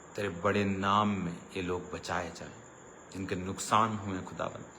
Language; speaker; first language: Hindi; non-native, local second language; Punjabi